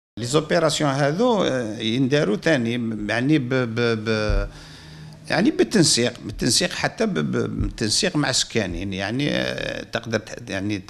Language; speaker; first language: Arabic; native; Arabic